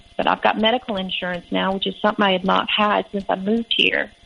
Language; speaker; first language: English; native; English